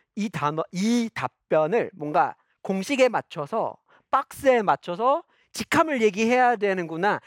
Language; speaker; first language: Korean; non-native, fluent; English